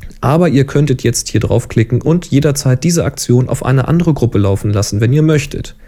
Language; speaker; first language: German; native; German